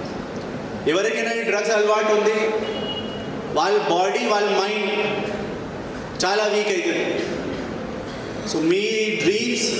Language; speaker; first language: Telugu; non-native, fluent; Hindi